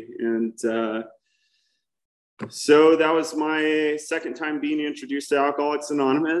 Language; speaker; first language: English; native; English